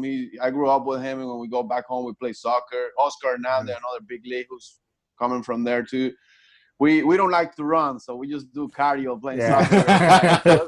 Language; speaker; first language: English; non-native, fluent; Spanish